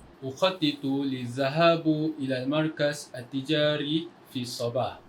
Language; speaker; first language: Arabic; non-native, learner; Malay